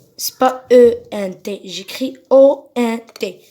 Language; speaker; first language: French; non-native, local second language; Arabic